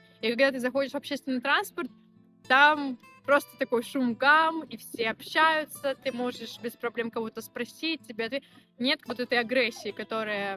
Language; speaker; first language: Russian; native; Russian